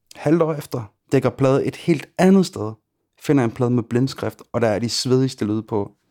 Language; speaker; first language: Danish; early bilingual, other home language; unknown